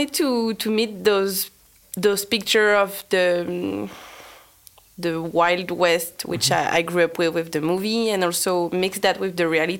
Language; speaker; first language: English; non-native, fluent; French